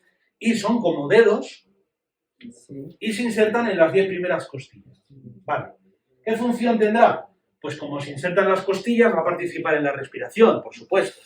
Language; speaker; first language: Spanish; native; Spanish